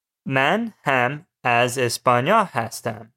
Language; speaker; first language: Persian; non-native, learner; English